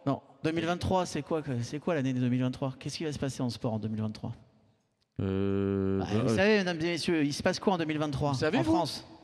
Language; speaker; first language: French; native; French